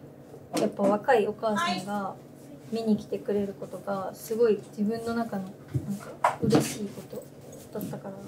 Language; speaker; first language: Japanese; native; Japanese